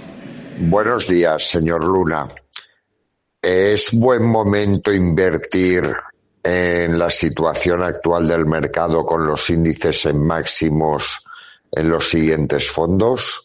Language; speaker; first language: Spanish; native; Spanish